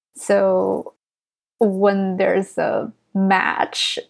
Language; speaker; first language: English; non-native, fluent; Chinese